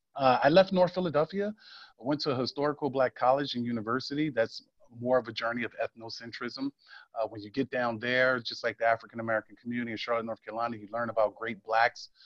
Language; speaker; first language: English; native; English